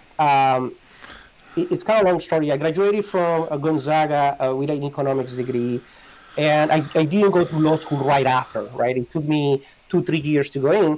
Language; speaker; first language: English; non-native, fluent; Spanish